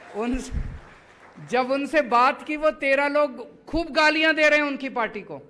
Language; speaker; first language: Hindi; native; Hindi